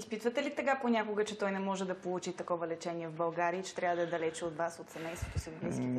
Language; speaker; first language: Bulgarian; native; Bulgarian